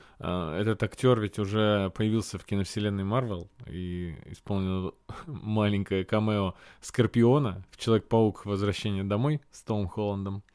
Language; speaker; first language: Russian; native; Russian